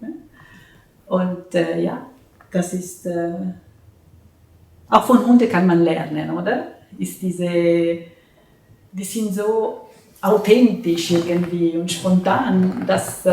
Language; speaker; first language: German; non-native, fluent; Italian